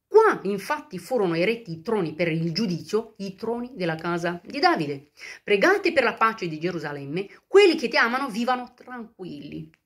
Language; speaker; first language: Italian; non-native, fluent; Romanian